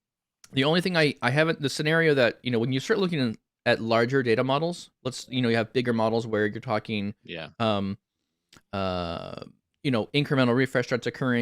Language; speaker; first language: English; native; English